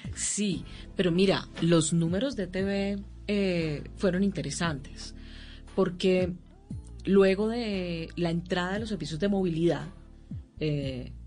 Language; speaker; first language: Spanish; native; Spanish